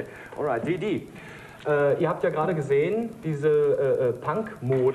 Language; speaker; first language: German; native; German